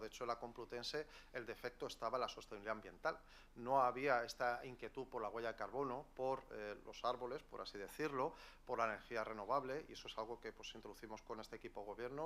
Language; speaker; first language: Spanish; native; Spanish